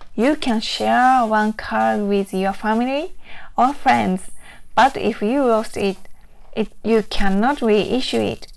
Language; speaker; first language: English; non-native, fluent; Japanese